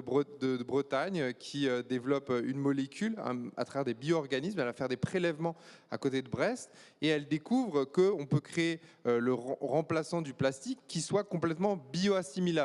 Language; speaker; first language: French; native; French